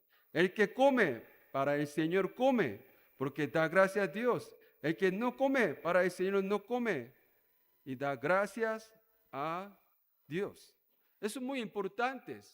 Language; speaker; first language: Spanish; non-native, learner; Korean